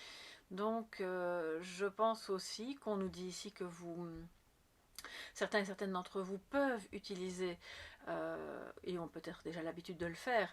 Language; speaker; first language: French; native; French